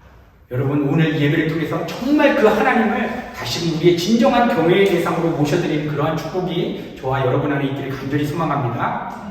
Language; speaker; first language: Korean; native; Korean